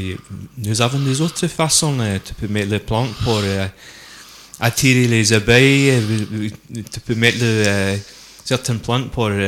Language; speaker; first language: French; non-native, learner; English